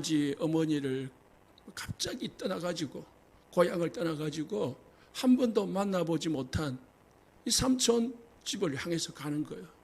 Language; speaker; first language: Korean; native; Korean